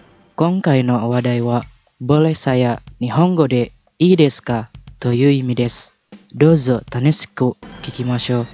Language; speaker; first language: Japanese; non-native, fluent; Indonesian